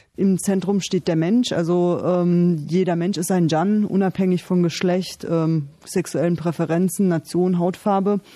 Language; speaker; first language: German; early bilingual, other home language; Turkish